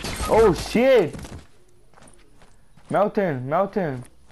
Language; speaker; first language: English; early bilingual, other home language; Spanish